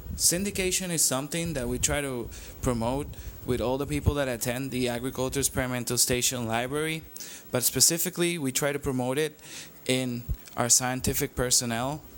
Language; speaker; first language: English; non-native, local second language; Spanish